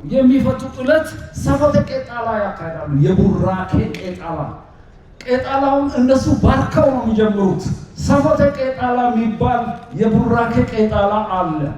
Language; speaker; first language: Amharic; non-native, local second language; Sidamo